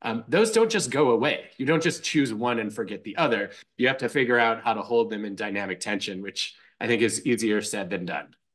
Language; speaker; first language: English; native; English